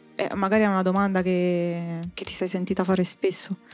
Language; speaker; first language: Italian; non-native, fluent; Croatian